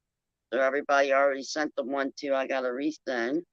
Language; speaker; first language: English; native; English